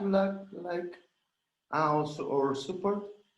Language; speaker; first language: English; non-native, learner; Spanish